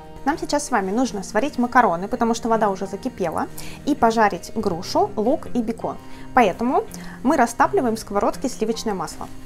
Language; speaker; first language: Russian; native; Russian